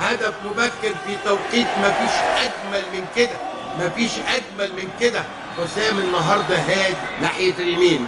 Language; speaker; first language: Arabic; native; Arabic